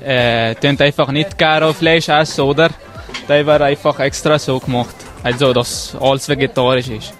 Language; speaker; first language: German; early bilingual, other home language; Arabic